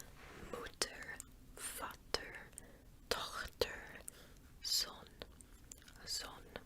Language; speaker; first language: German; non-native, learner; English